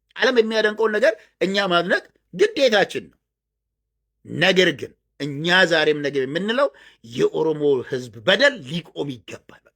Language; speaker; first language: Amharic; non-native, local second language; Oromo